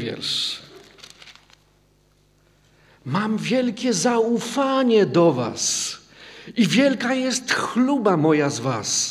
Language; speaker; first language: Polish; native; Polish